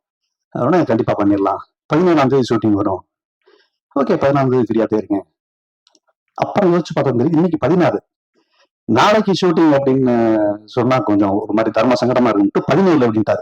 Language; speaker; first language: Tamil; native; Tamil